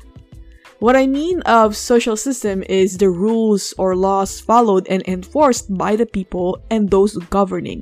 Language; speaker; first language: English; non-native, local second language; Filipino